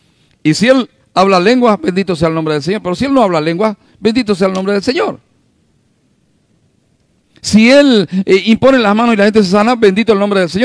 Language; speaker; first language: Spanish; native; Spanish